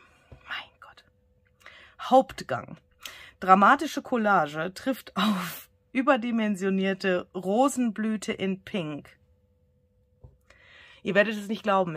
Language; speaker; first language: German; native; German